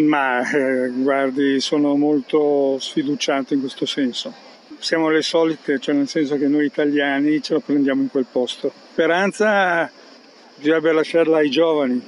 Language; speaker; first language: Italian; native; Italian